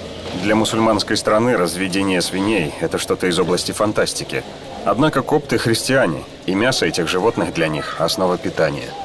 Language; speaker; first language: Russian; native; Russian